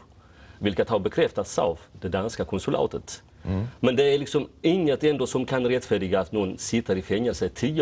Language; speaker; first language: Swedish; early bilingual, other home language; Tigrinya